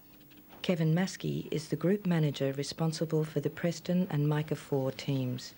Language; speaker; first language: English; native; English